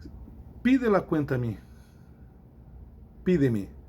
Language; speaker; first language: Spanish; non-native, fluent; Portuguese